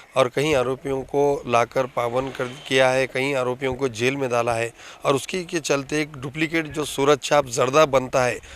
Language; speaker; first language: Hindi; non-native, local second language; Urdu